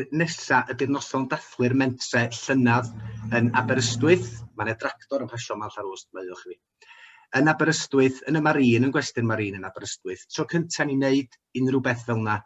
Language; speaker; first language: Welsh; native; Welsh